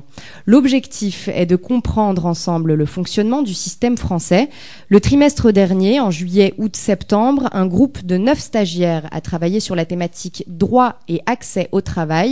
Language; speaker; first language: French; native; French